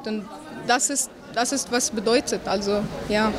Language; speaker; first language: German; non-native, fluent; Arabic